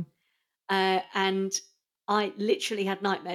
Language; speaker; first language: English; native; English